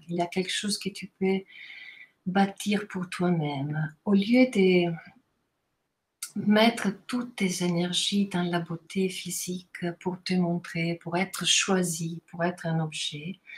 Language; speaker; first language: French; non-native, fluent; Italian